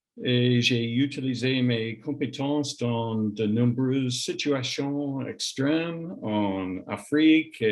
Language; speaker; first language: French; non-native, learner; English